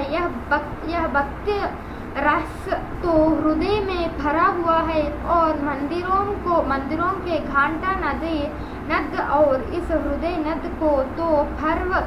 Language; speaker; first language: Hindi; non-native, local second language; Telugu